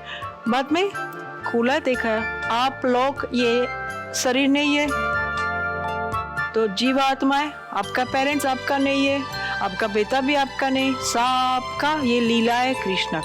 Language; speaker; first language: Hindi; non-native, learner; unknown